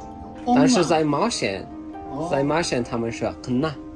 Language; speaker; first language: Chinese; non-native, fluent; Turkish